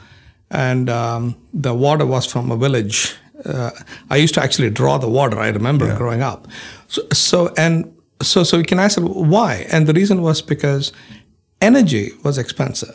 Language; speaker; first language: English; non-native, local second language; Malayalam